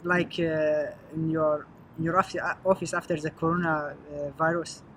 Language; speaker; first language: English; non-native, learner; Arabic